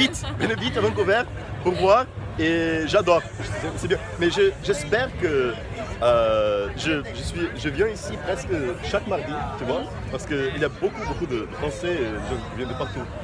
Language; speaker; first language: French; non-native, fluent; Portuguese